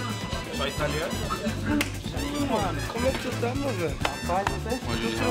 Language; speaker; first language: Portuguese; native; Portuguese